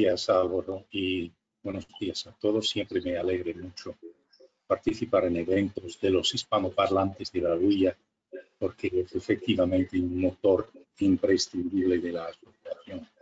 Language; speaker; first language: Spanish; non-native, fluent; English